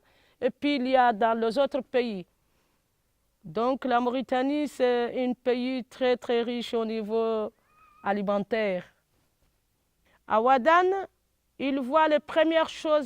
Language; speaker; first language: French; non-native, local second language; Arabic